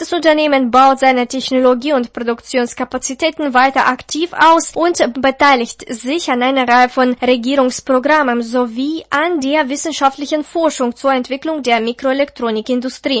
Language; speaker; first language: German; non-native, fluent; Russian